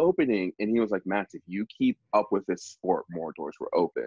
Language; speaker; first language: English; native; English